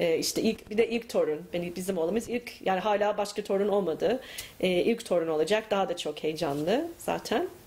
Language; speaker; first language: Turkish; non-native, fluent; English